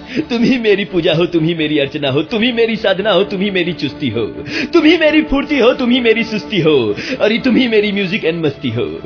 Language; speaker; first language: Hindi; native; Hindi